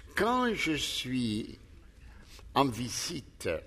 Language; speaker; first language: French; non-native, fluent; Greek